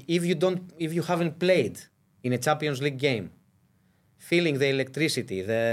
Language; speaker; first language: English; non-native, fluent; Greek